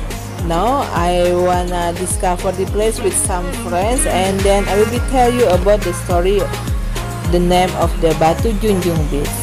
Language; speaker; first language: English; non-native, learner; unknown